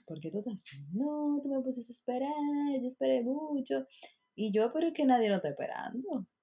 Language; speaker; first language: Spanish; native; Spanish